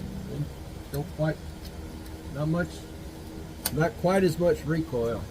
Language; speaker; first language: English; native; English